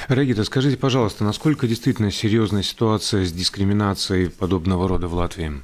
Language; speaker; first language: Russian; native; Russian